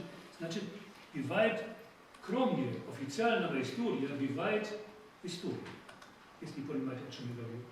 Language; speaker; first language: Russian; non-native, fluent; German